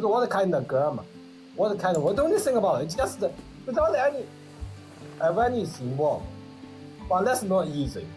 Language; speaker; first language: English; non-native, learner; Vietnamese